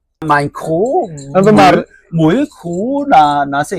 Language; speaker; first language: Welsh; non-native, learner; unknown